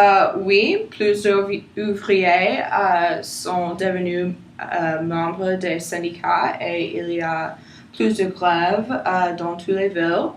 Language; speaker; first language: French; non-native, learner; English